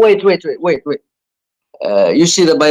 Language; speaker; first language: English; non-native, fluent; Arabic